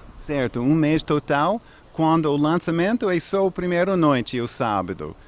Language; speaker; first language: Portuguese; non-native, fluent; English